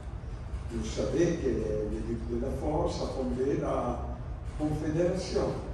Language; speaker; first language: French; non-native, learner; Italian